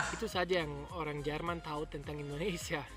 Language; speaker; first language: Indonesian; non-native, fluent; German